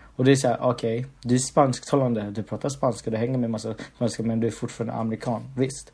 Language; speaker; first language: Swedish; early bilingual, other home language; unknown